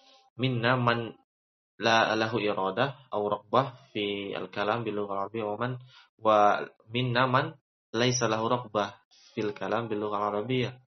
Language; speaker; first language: Arabic; non-native, fluent; Indonesian